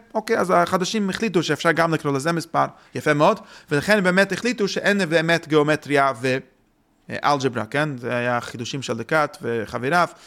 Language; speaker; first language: Hebrew; non-native, fluent; English